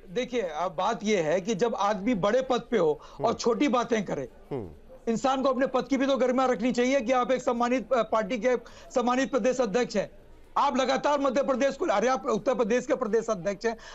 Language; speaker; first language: Hindi; native; Hindi